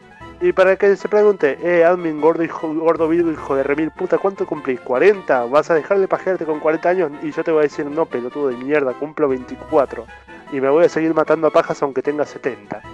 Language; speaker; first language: Spanish; native; Spanish